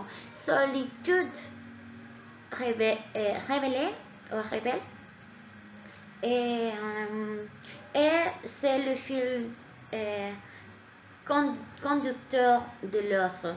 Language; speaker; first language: French; non-native, learner; Spanish